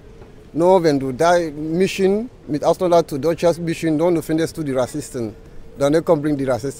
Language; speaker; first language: German; non-native, learner; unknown